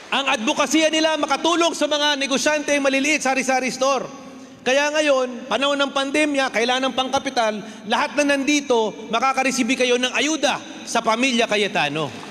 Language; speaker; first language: Filipino; non-native, local second language; Bikol